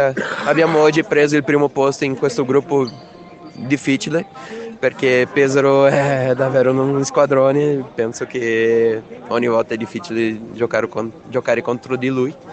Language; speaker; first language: Italian; non-native, fluent; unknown